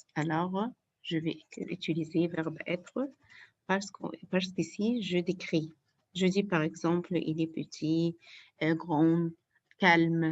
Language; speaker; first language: French; non-native, fluent; Arabic